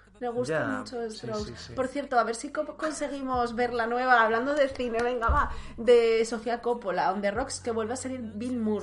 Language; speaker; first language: Spanish; native; Spanish